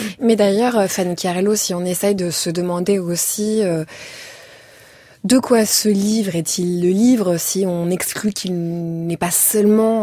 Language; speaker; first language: French; native; French